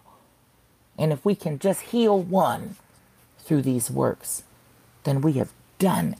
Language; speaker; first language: English; native; English